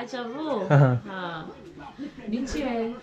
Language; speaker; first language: Hindi; non-native, learner; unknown